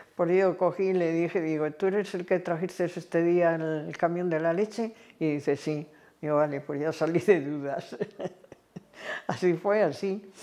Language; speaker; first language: Spanish; native; Spanish